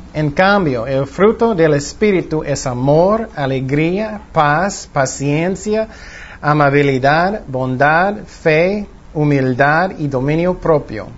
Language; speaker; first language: Spanish; non-native, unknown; English